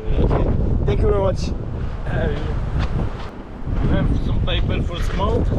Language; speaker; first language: English; non-native, learner; Korean